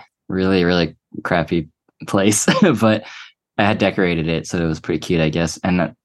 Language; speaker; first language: English; native; English